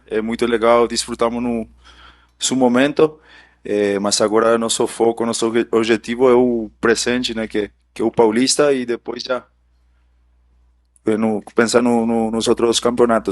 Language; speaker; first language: Portuguese; non-native, fluent; Spanish